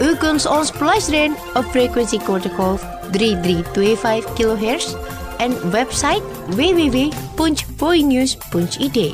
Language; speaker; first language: Dutch; non-native, fluent; Indonesian